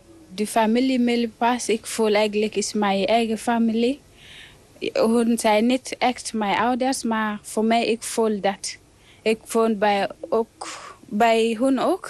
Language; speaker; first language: Dutch; non-native, learner; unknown